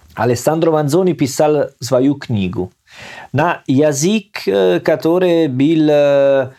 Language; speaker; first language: Russian; non-native, learner; Italian